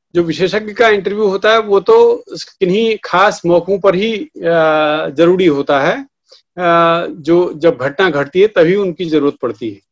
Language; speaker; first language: Hindi; native; Hindi